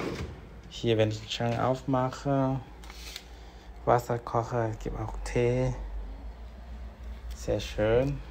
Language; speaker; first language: German; non-native, fluent; Vietnamese